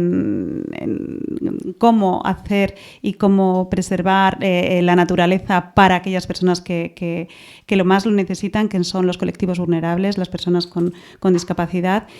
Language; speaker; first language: Spanish; native; Spanish